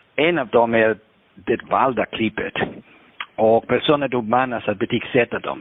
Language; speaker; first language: Swedish; non-native, fluent; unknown